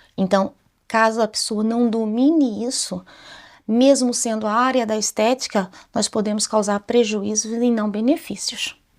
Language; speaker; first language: Portuguese; native; Portuguese